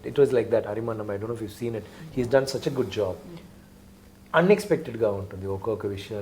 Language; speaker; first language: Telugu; non-native, learner; Tamil